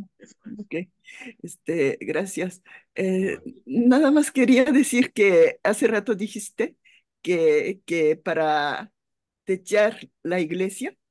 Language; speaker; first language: Spanish; non-native, fluent; Japanese